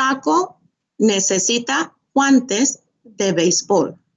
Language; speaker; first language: Spanish; non-native, fluent; English